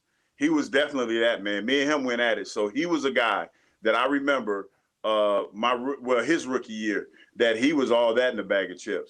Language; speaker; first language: English; native; English